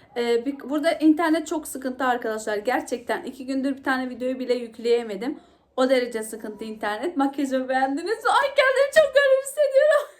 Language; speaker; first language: Turkish; non-native, local second language; Arabic